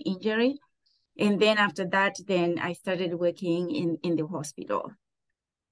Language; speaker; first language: English; non-native, local second language; Shona